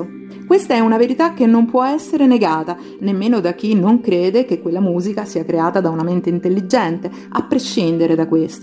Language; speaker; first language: Italian; native; Italian